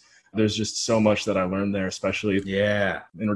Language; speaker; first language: English; native; English